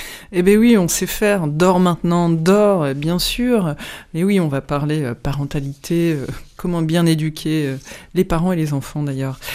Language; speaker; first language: French; native; French